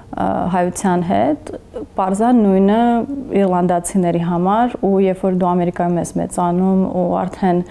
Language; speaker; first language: Armenian; early bilingual, heritage; English